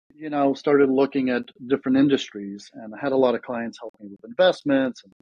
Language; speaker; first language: English; early bilingual, other home language; Russian